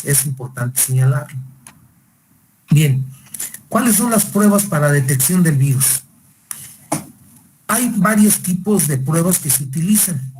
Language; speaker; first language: Spanish; native; Spanish